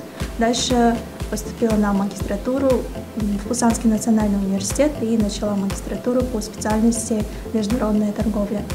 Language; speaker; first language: Russian; non-native, local second language; Kazakh